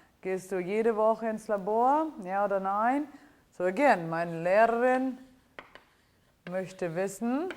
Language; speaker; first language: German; non-native, fluent; English